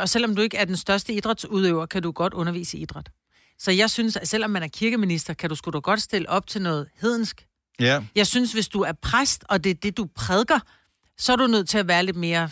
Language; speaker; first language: Danish; native; Danish